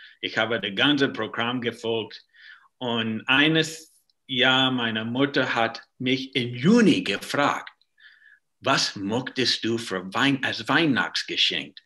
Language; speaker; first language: German; non-native, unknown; English